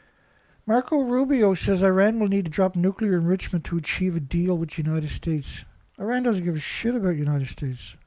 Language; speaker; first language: English; native; English